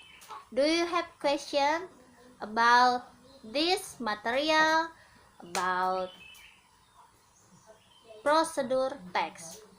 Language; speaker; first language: English; non-native, learner; Indonesian